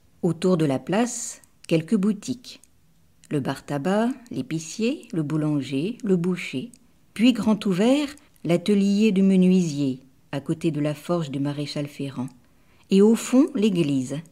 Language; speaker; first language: French; native; French